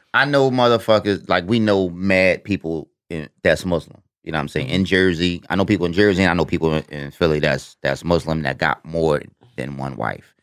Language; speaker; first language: English; native; English